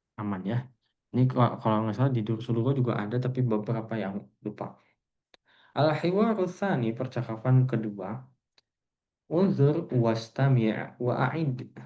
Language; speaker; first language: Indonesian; native; Indonesian